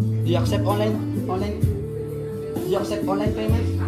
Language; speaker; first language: English; non-native, local second language; Filipino